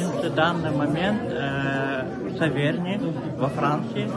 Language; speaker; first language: Russian; non-native, local second language; Ingush